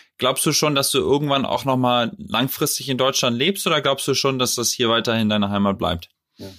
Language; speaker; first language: German; native; German